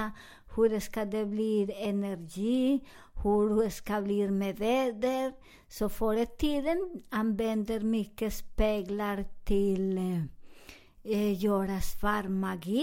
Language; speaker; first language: Swedish; non-native, learner; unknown